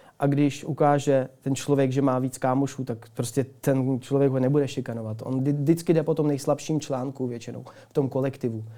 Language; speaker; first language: Czech; early bilingual, other home language; Ukrainian